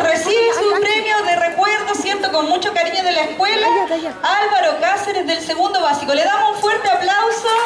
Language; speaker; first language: Spanish; native; Spanish